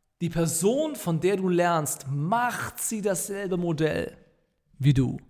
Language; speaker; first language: German; native; German